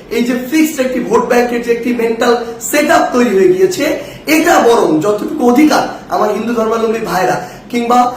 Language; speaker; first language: Bangla; native; Bangla